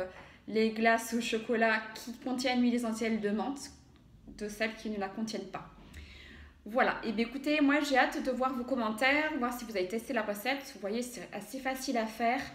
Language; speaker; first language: French; native; French